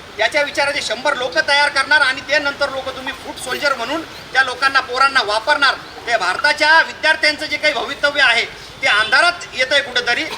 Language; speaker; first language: Marathi; native; Marathi